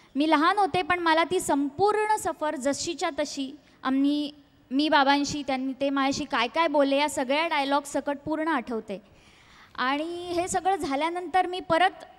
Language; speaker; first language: Marathi; native; Marathi